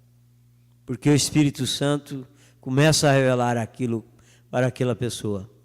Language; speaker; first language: Portuguese; native; Portuguese